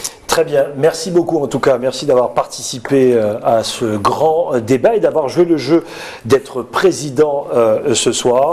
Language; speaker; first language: French; native; French